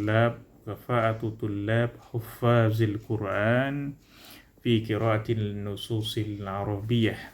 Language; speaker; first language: Arabic; non-native, learner; Indonesian